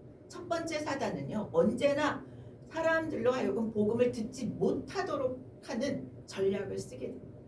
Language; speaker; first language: Korean; native; Korean